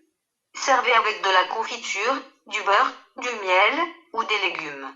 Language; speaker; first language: French; native; French